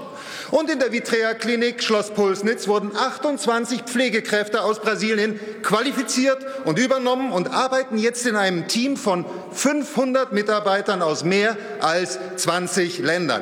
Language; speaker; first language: German; native; German